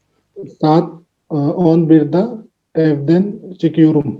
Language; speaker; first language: Turkish; non-native, learner; Urdu